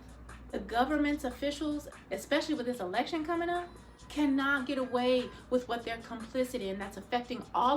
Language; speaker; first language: English; native; English